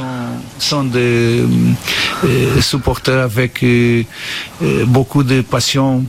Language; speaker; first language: French; non-native, learner; Portuguese